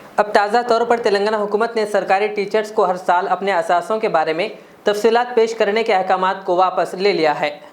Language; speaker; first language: Urdu; native; Urdu